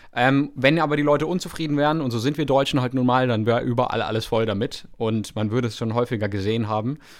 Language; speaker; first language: German; native; German